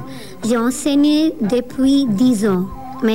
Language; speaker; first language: French; non-native, fluent; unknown